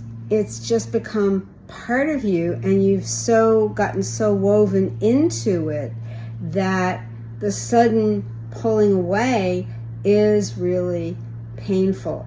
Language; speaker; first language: English; native; English